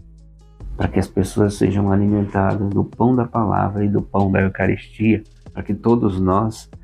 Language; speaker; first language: Portuguese; native; Portuguese